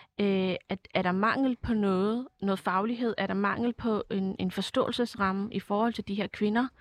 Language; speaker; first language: Danish; early bilingual, other home language; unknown